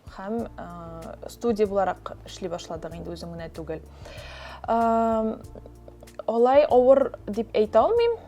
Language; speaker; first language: Tatar; native; Tatar